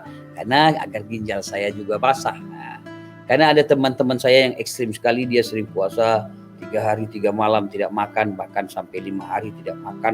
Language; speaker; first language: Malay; non-native, local second language; Achinese